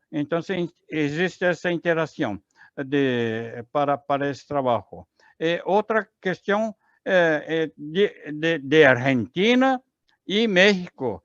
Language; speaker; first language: Spanish; non-native, learner; Portuguese